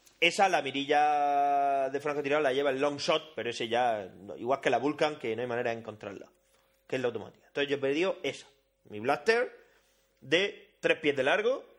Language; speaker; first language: Spanish; native; Spanish